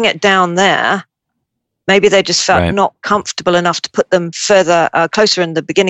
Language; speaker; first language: English; native; English